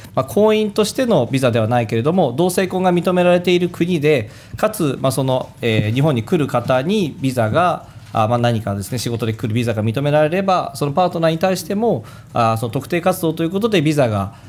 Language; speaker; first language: Japanese; native; Japanese